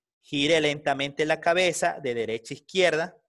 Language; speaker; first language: Spanish; native; Spanish